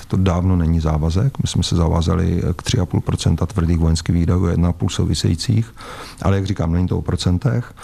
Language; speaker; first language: Czech; native; Czech